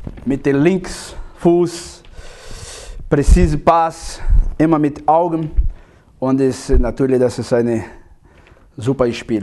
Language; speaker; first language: German; non-native, learner; Portuguese